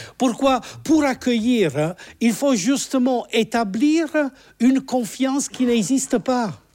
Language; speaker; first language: French; non-native, fluent; Italian